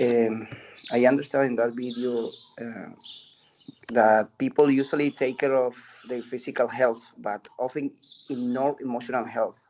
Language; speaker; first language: English; non-native, learner; Spanish